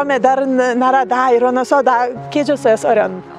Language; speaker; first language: Korean; non-native, learner; Lithuanian